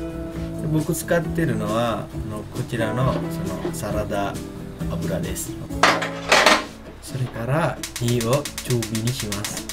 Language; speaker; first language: Japanese; non-native, learner; Sinhala